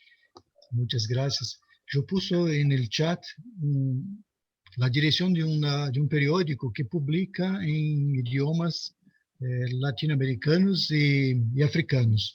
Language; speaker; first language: Spanish; non-native, fluent; Portuguese